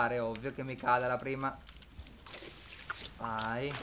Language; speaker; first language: Italian; native; Italian